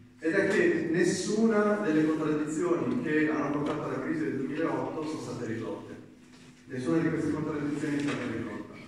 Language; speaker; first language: Italian; native; Italian